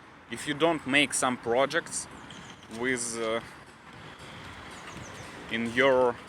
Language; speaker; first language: English; non-native, learner; Russian